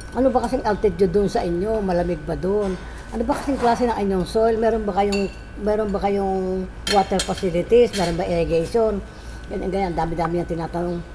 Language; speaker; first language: Filipino; native; Filipino